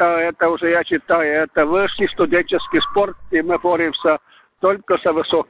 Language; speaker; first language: Russian; non-native, learner; Estonian